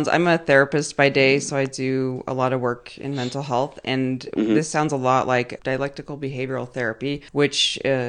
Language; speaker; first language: English; native; English